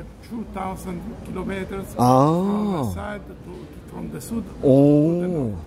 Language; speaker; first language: English; non-native, learner; Italian